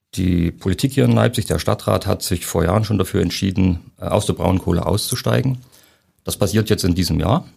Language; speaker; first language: German; native; German